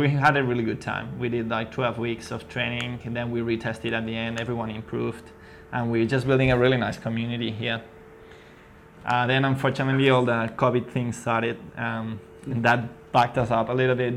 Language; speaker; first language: English; non-native, fluent; Spanish